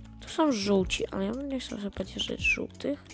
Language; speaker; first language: Polish; native; Polish